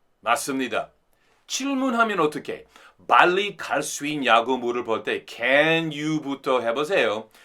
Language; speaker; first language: Korean; non-native, fluent; English